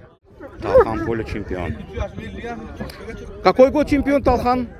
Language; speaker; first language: Russian; non-native, local second language; Turkmen